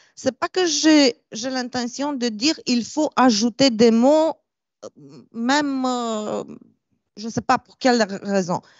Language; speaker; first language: French; non-native, fluent; Romanian